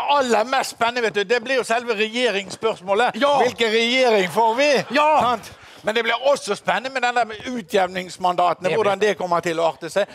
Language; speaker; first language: Norwegian; native; Norwegian